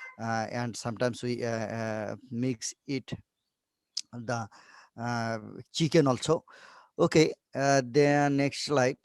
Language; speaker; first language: English; non-native, local second language; Bangla